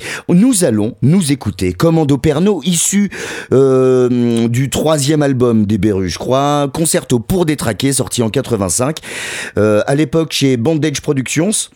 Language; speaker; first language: French; native; French